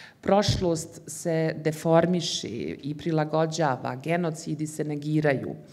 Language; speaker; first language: Bosnian; early bilingual, heritage; Bosnian